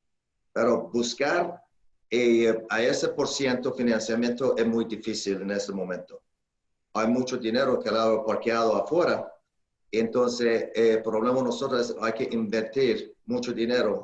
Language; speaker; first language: Spanish; non-native, learner; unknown